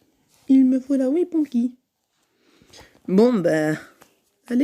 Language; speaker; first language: French; native; French